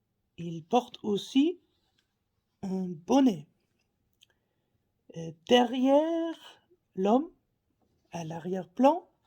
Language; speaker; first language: French; non-native, learner; Faroese